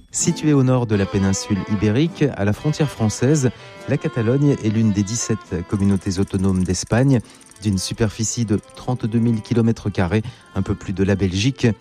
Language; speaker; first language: French; native; French